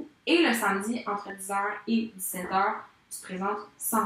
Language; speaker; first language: French; native; French